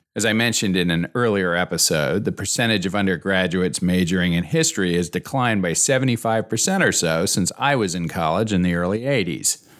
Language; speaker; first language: English; native; English